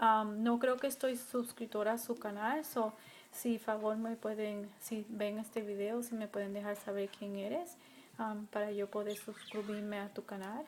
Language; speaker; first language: Spanish; early bilingual, heritage; Spanish